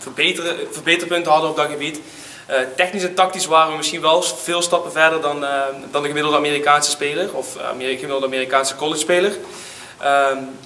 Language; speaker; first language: Dutch; native; Dutch